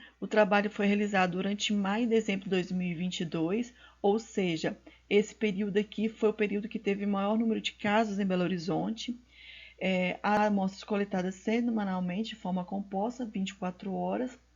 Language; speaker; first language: Portuguese; native; Portuguese